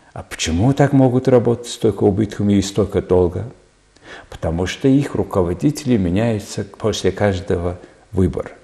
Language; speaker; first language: Russian; non-native, fluent; Mongolian